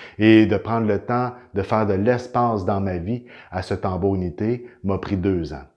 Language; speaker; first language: French; native; French